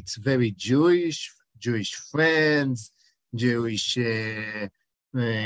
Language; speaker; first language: English; non-native, fluent; Hebrew